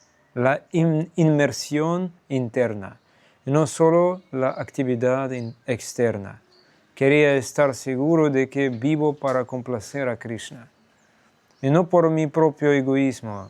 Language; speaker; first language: Spanish; non-native, fluent; Russian